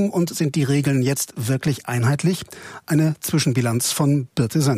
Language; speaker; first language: German; native; German